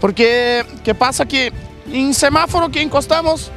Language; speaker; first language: Spanish; non-native, learner; Portuguese